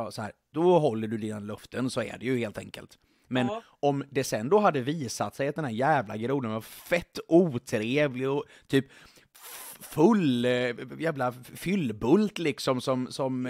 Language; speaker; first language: Swedish; native; Swedish